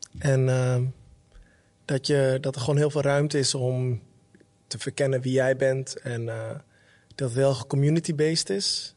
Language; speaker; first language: Dutch; early bilingual, other home language; Somali